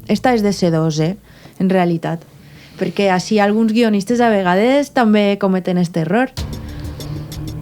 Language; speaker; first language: Catalan; native; Catalan